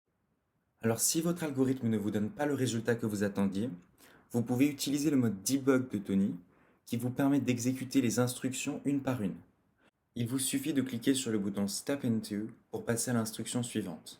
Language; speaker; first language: French; native; French